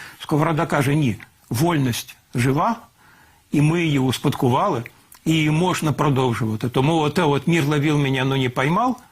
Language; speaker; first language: Ukrainian; native; Ukrainian